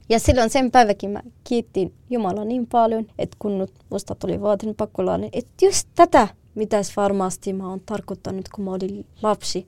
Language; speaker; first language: Finnish; non-native, fluent; Kurdish